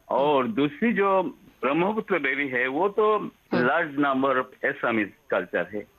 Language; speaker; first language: Hindi; non-native, local second language; Bangla